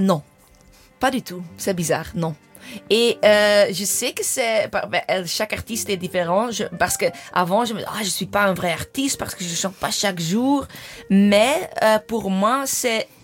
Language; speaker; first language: French; non-native, fluent; English